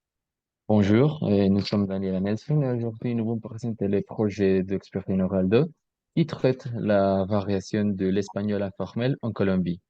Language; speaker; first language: French; non-native, learner; Spanish